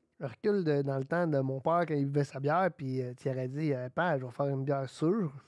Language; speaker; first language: French; native; French